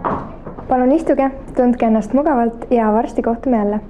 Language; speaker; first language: Estonian; native; Estonian